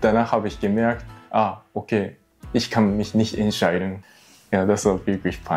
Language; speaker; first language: German; non-native, learner; Japanese